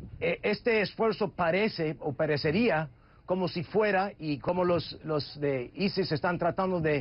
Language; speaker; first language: Spanish; non-native, fluent; English